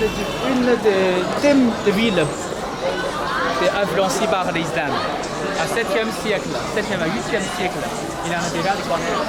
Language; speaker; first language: French; non-native, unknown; Chinese